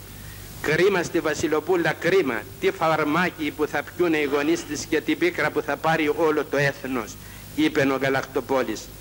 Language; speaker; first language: Greek; native; Greek